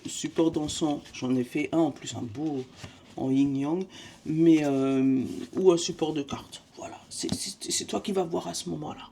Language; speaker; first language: French; native; French